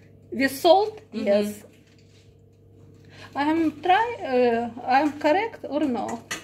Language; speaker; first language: English; non-native, learner; Russian